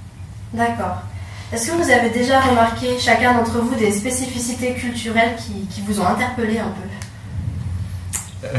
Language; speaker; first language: French; native; French